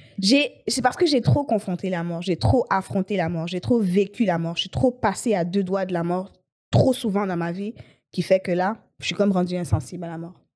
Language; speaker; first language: French; native; French